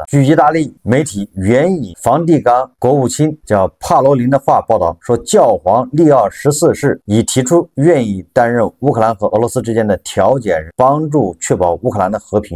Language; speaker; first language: Chinese; native; Chinese